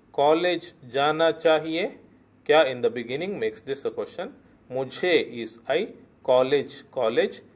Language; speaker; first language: Hindi; native; Hindi